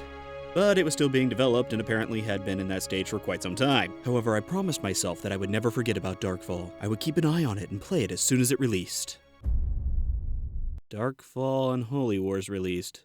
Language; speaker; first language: English; native; English